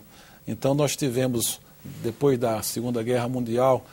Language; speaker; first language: Portuguese; native; Portuguese